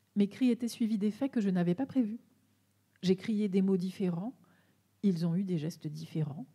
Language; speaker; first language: French; native; French